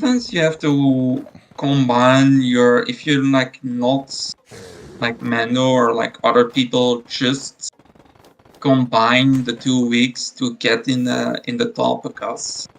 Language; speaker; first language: English; non-native, fluent; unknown